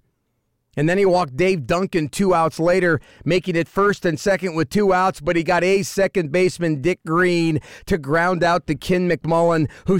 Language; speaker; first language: English; native; English